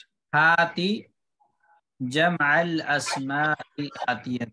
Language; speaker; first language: Arabic; non-native, fluent; Urdu